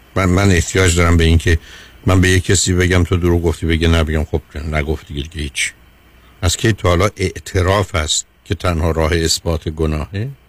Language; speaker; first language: Persian; native; Persian